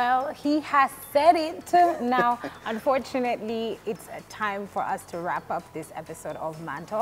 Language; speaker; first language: English; non-native, local second language; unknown